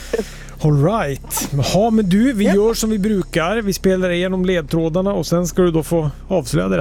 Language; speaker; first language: Swedish; native; Swedish